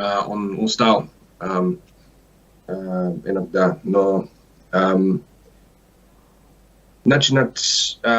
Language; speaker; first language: Russian; non-native, learner; English